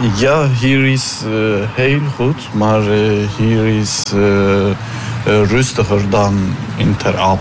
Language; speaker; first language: Dutch; non-native, learner; Turkish